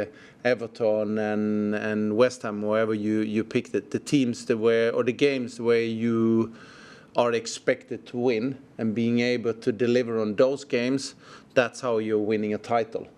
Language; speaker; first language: English; non-native, fluent; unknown